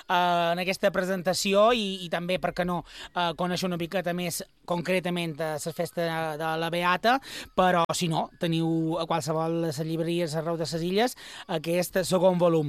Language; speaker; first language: Catalan; native; Catalan